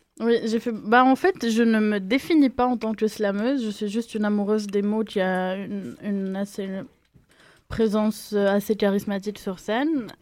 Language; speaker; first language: French; non-native, local second language; Arabic